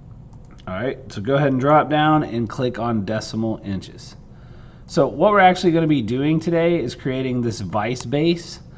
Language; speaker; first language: English; native; English